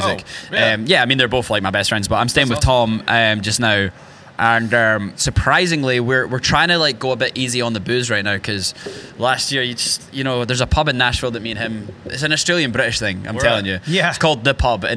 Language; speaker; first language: English; native; English